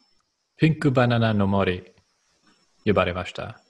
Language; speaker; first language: Japanese; non-native, learner; English